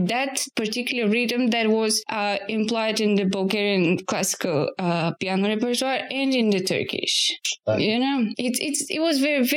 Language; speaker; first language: English; non-native, fluent; Bulgarian